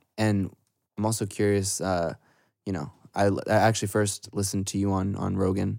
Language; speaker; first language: English; native; English